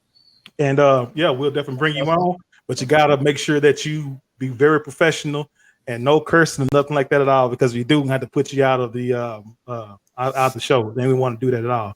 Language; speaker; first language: English; native; English